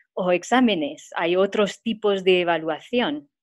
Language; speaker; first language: Spanish; non-native, fluent; French